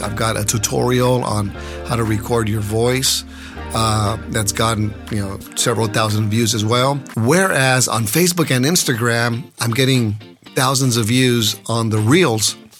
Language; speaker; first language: English; early bilingual, other home language; Spanish